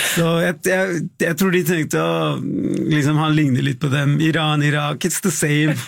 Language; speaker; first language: Norwegian; early bilingual, other home language; Tamil